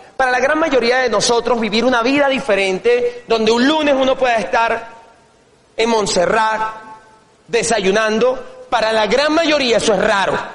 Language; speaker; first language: Spanish; native; Spanish